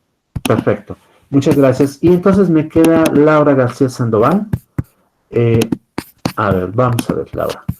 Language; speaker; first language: Spanish; native; Spanish